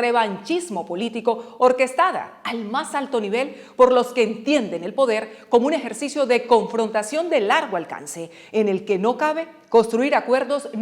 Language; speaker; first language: Spanish; native; Spanish